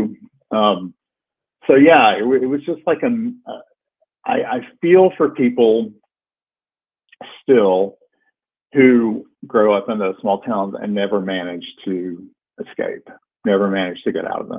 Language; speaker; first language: English; native; English